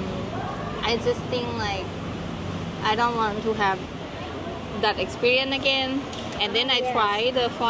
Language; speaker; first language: English; non-native, learner; Thai